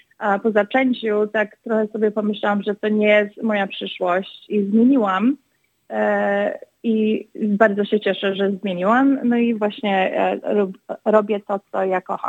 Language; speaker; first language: Polish; early bilingual, other home language; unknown